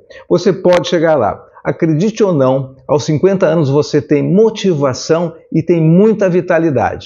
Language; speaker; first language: Portuguese; native; Portuguese